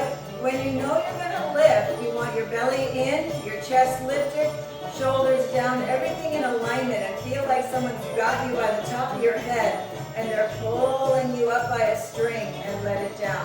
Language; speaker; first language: English; native; English